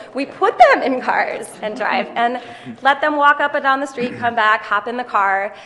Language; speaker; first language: English; native; English